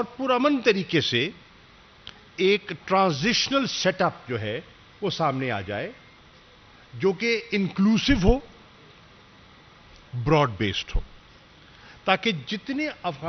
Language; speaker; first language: Urdu; non-native, local second language; Saraiki